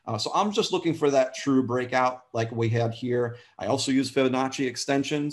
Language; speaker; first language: English; native; English